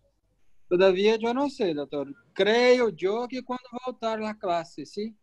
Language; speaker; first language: Spanish; non-native, learner; Portuguese